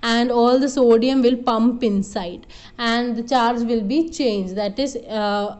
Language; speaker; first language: English; non-native, local second language; Malayalam